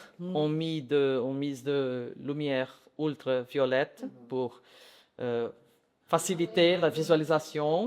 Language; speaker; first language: French; non-native, learner; Portuguese